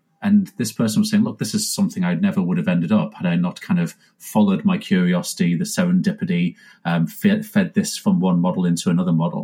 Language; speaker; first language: English; native; English